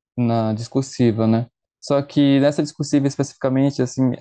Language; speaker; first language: Portuguese; native; Portuguese